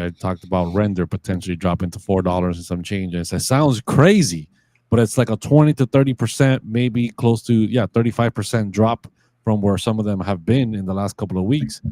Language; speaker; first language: English; native; English